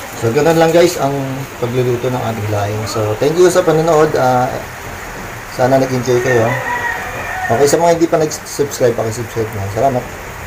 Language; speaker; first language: Filipino; non-native, local second language; Bikol